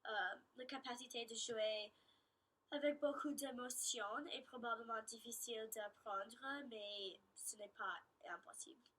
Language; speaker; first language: French; non-native, learner; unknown